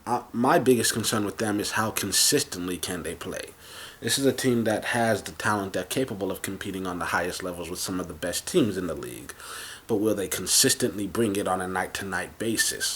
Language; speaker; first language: English; native; English